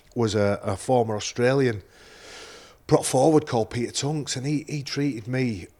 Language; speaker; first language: English; native; English